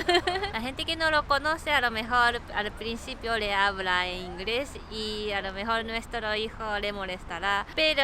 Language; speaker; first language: Spanish; non-native, fluent; Japanese